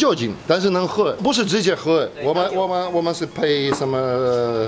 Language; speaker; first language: Chinese; non-native, fluent; Polish